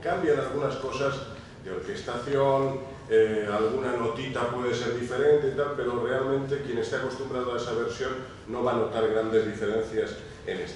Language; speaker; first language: Spanish; native; Spanish